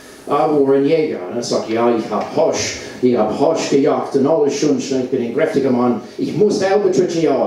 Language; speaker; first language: German; non-native, learner; English